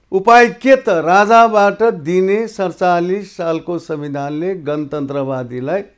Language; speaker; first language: Nepali; non-native, local second language; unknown